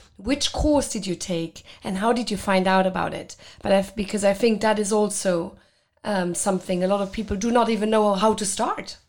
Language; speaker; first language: English; non-native, fluent; Luxembourgish